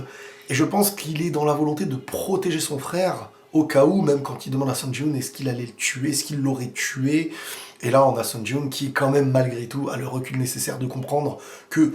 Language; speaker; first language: French; native; French